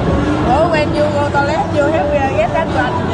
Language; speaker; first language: English; non-native, learner; Vietnamese